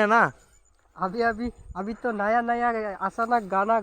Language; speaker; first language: Hindi; non-native, local second language; Bangla